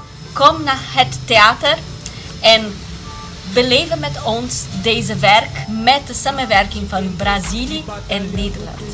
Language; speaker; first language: Dutch; non-native, fluent; Portuguese